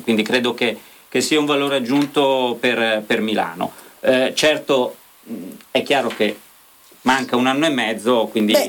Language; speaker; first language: Italian; native; Italian